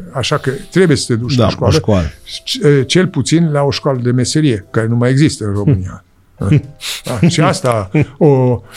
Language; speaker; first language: Romanian; early bilingual, heritage; Romanian